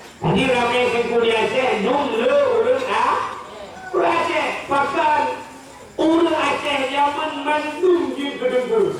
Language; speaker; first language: Malay; non-native, local second language; Achinese